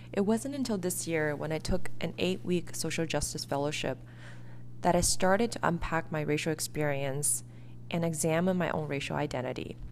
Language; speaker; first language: English; early bilingual, other home language; Chinese